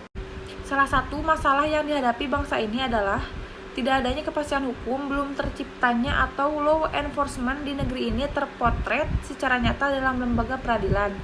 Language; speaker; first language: Indonesian; native; Indonesian